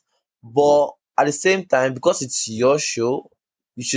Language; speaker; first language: English; non-native, local second language; Yoruba